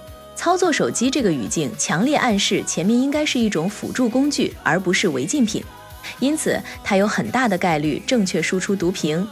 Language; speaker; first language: Chinese; native; Chinese